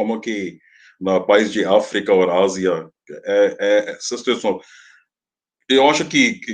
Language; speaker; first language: Portuguese; non-native, fluent; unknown